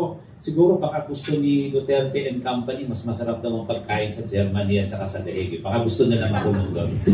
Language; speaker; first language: Filipino; native; Filipino